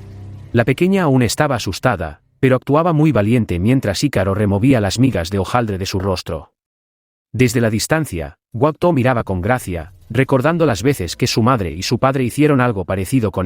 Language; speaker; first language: Spanish; native; Spanish